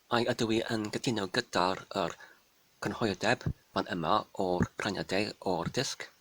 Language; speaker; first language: Welsh; non-native, fluent; German